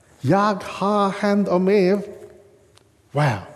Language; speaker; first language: Swedish; non-native, fluent; English